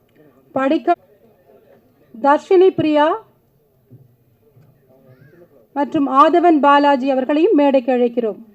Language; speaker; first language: Tamil; native; Tamil